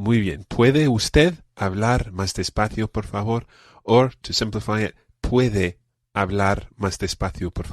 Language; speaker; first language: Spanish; non-native, fluent; English